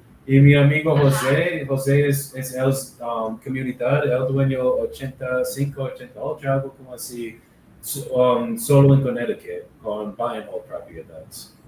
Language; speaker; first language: Spanish; non-native, learner; English